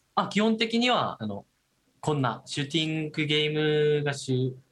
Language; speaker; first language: Japanese; non-native, fluent; Korean